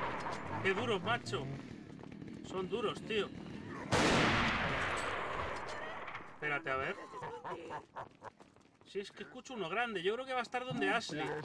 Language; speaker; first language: Spanish; native; Spanish